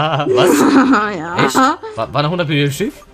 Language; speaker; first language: German; native; German